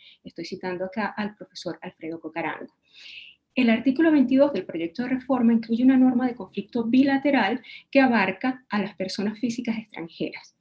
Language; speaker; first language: Spanish; native; Spanish